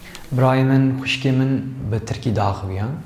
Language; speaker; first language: Kurdish; non-native, local second language; Turkish